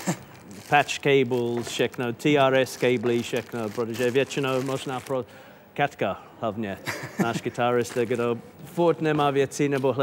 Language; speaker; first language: Czech; non-native, fluent; English